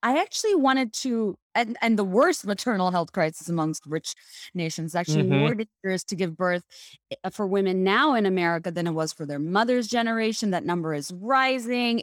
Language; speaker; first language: English; non-native, local second language; Bangla